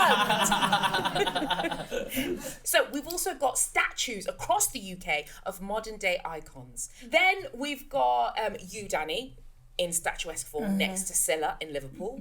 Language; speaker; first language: English; native; English